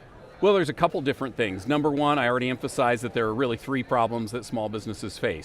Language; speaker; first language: English; native; English